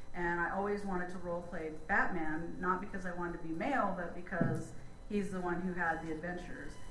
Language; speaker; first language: English; native; English